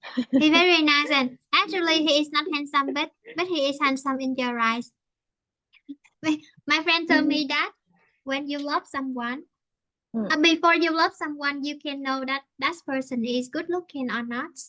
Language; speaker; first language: English; non-native, fluent; Vietnamese